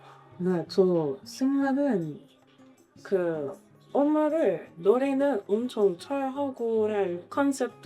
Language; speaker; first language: Korean; non-native, learner; English